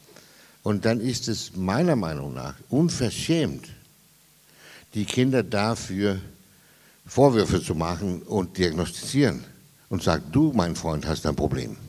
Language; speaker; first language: German; non-native, fluent; Danish